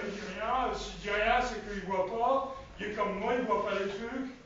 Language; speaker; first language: French; native; French